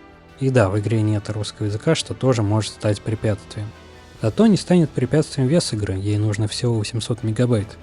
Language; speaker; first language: Russian; native; Russian